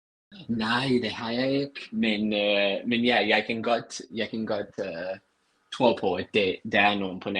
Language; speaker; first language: Danish; non-native, fluent; English